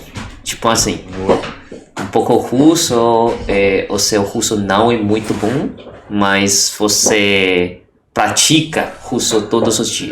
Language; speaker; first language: Portuguese; non-native, learner; Indonesian